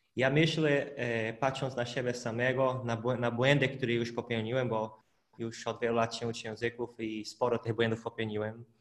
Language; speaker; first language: Polish; non-native, fluent; Portuguese